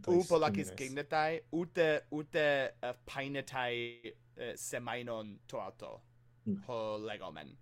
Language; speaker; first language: Greek; non-native, fluent; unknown